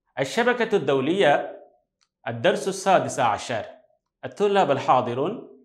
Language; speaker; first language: Arabic; non-native, fluent; Bangla